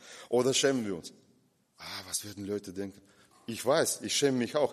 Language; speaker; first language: German; non-native, fluent; Russian